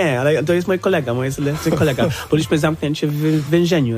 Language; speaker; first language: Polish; non-native, fluent; English